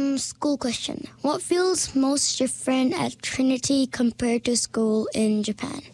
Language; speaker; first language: English; non-native, fluent; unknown